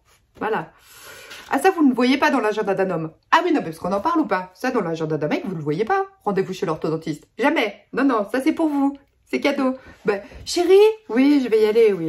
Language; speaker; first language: French; native; French